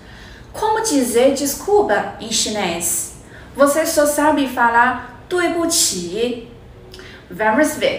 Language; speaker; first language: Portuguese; non-native, fluent; Chinese